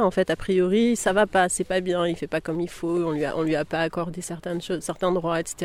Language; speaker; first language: French; native; French